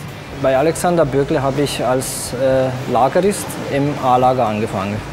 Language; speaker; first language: German; non-native, fluent; Hungarian